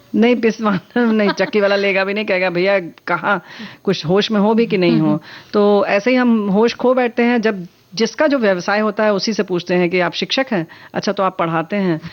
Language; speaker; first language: Hindi; native; Hindi